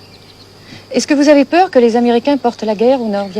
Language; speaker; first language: French; native; French